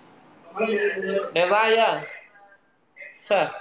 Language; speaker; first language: Vietnamese; native; Vietnamese